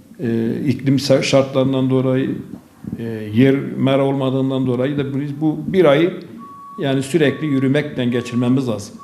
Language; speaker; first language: Turkish; native; Turkish